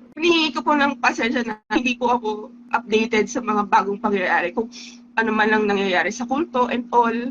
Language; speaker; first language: Filipino; native; Filipino